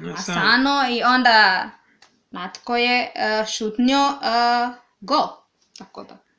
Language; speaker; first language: Serbian; non-native, learner; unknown